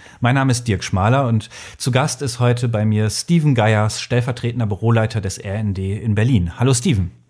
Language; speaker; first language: German; native; German